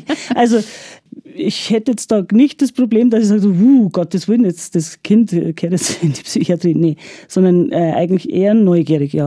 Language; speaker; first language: German; native; German